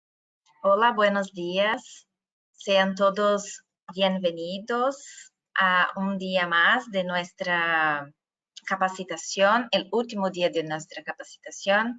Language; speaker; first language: Spanish; non-native, fluent; Portuguese